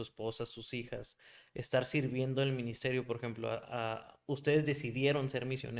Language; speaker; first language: Spanish; native; Spanish